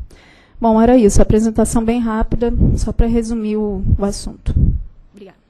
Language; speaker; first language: Portuguese; native; Portuguese